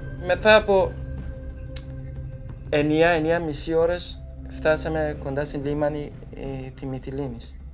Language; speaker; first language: Greek; non-native, learner; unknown